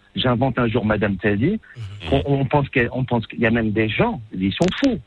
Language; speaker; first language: French; native; French